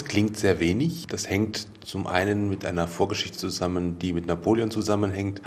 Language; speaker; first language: German; native; German